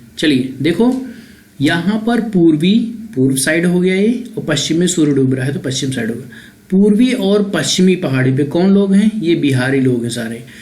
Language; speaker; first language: Hindi; native; Hindi